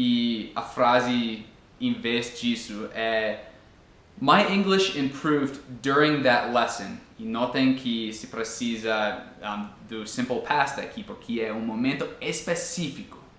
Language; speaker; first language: Portuguese; non-native, fluent; English